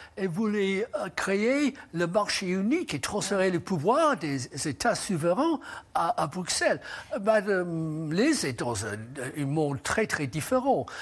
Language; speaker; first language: French; non-native, fluent; English